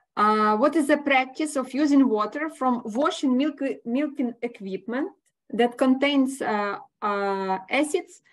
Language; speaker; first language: English; non-native, learner; Ukrainian